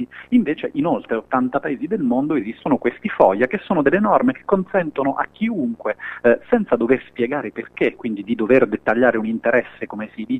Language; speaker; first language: Italian; native; Italian